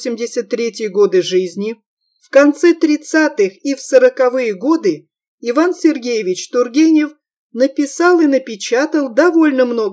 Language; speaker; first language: Russian; native; Russian